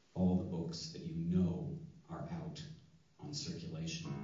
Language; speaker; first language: English; native; English